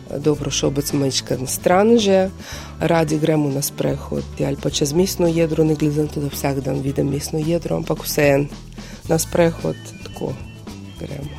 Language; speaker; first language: Slovenian; non-native, fluent; Ukrainian